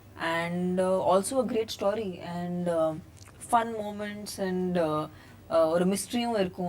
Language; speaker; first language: Tamil; non-native, fluent; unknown